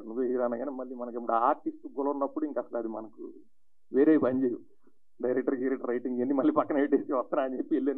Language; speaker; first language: Telugu; native; Telugu